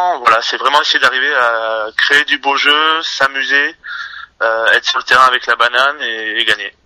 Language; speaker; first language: French; native; French